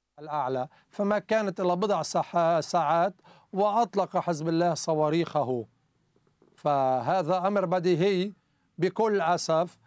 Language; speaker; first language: Arabic; native; Arabic